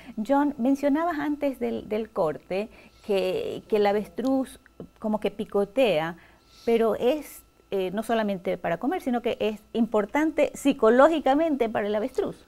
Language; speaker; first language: Spanish; native; Spanish